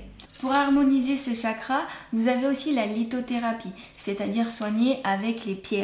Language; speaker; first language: French; native; French